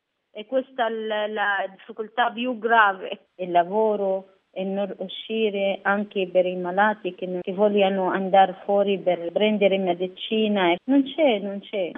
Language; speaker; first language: Italian; non-native, learner; Arabic